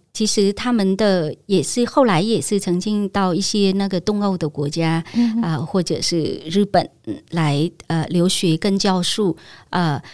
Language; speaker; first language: Chinese; non-native, fluent; Vietnamese